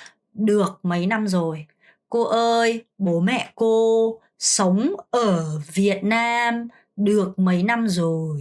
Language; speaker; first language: Vietnamese; non-native, fluent; Korean